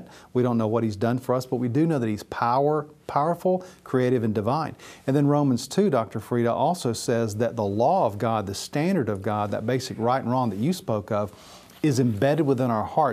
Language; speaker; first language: English; native; English